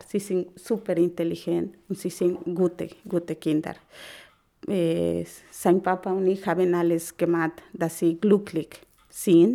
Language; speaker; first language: German; non-native, learner; Spanish